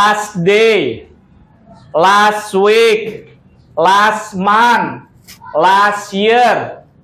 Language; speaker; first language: English; non-native, learner; Indonesian